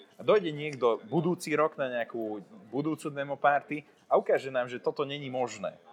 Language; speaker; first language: Slovak; non-native, local second language; Hungarian